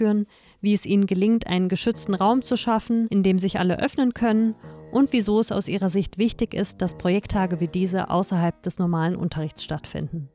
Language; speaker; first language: German; native; German